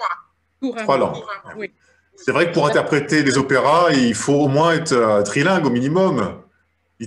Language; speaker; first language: French; native; French